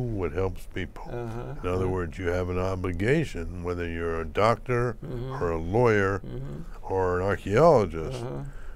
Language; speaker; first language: English; native; English